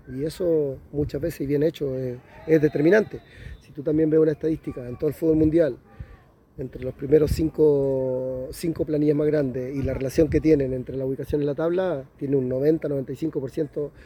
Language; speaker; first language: Spanish; native; Spanish